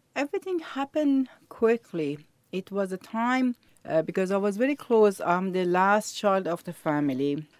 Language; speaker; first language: English; non-native, learner; Persian